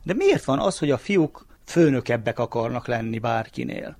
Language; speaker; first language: Hungarian; native; Hungarian